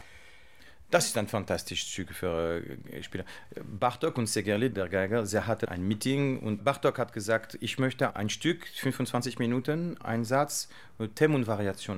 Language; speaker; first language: German; non-native, learner; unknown